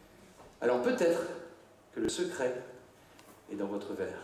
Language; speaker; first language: French; native; French